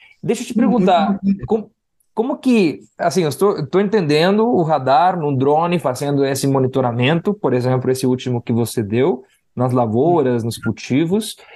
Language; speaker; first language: Portuguese; non-native, fluent; Spanish